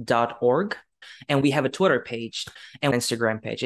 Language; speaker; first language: English; non-native, fluent; Ukrainian